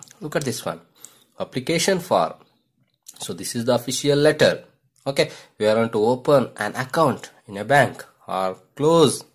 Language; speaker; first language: English; non-native, local second language; Kannada